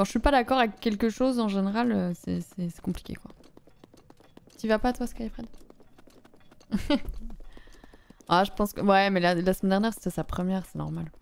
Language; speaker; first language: French; native; French